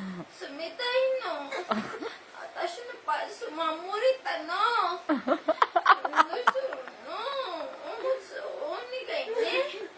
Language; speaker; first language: Japanese; non-native, learner; Filipino